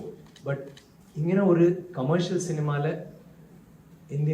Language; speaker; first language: Malayalam; non-native, learner; Tamil